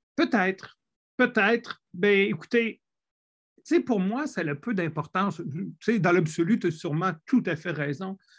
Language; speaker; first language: French; native; French